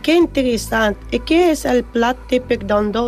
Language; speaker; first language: Catalan; non-native, learner; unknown